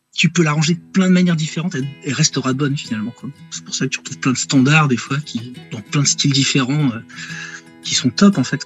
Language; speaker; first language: French; native; French